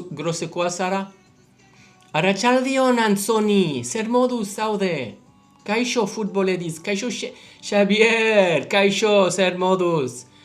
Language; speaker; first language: Basque; non-native, learner; English